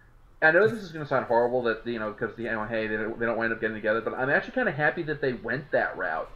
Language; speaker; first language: English; native; English